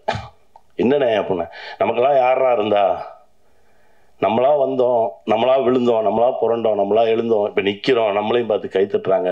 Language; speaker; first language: Tamil; native; Tamil